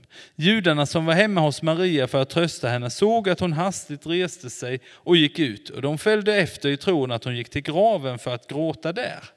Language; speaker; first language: Swedish; non-native, fluent; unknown